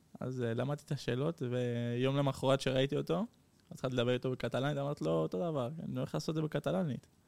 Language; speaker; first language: Hebrew; early bilingual, heritage; Hebrew